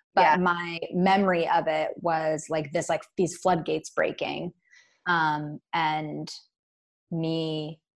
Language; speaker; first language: English; native; English